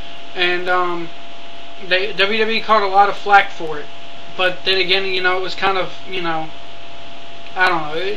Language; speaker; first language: English; native; English